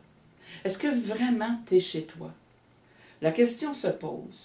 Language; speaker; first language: French; native; French